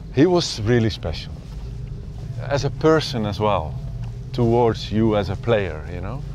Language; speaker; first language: English; non-native, fluent; Dutch